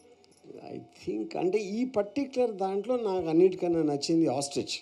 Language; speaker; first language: Telugu; native; Telugu